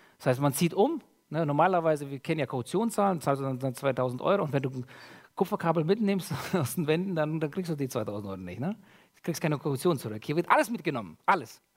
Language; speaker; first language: German; early bilingual, other home language; Russian